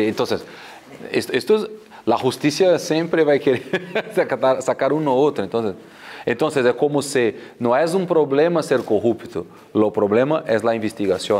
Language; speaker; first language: Spanish; non-native, fluent; Portuguese